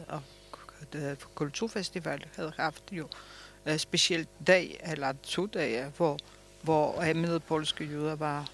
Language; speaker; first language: Danish; early bilingual, other home language; Polish